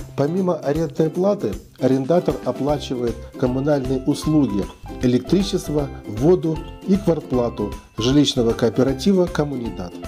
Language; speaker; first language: Russian; native; Russian